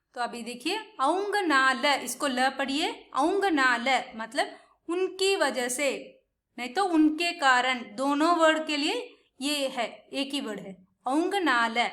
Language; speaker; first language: Hindi; non-native, local second language; Tamil